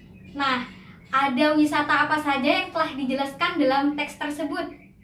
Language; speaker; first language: Indonesian; native; Indonesian